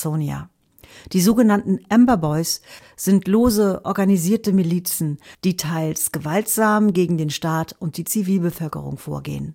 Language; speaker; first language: German; native; German